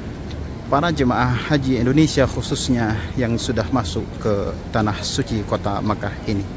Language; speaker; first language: Indonesian; native; Indonesian